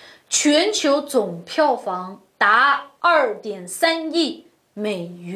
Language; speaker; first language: Chinese; non-native, local second language; Uyghur